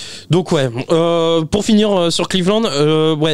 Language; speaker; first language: French; native; French